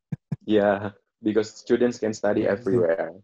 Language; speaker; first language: English; non-native, fluent; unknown